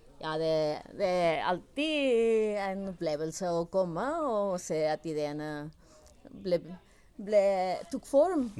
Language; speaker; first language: Norwegian; non-native, learner; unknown